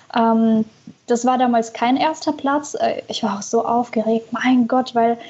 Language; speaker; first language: German; early bilingual, other home language; Russian